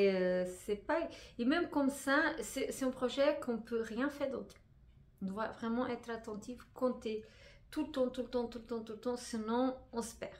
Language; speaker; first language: French; non-native, fluent; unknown